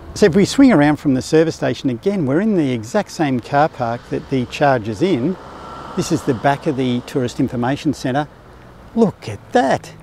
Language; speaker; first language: English; native; English